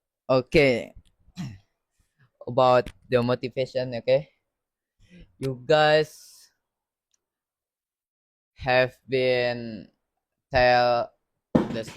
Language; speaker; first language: English; non-native, learner; Indonesian